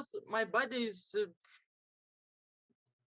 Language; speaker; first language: English; non-native, learner; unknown